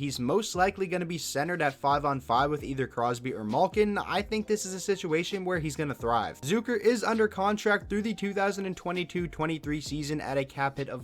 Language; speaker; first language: English; native; English